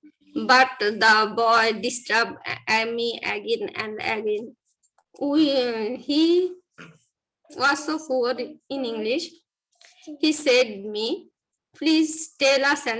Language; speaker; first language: English; non-native, learner; Bangla